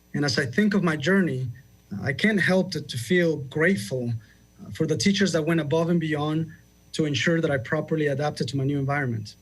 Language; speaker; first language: English; early bilingual, other home language; Spanish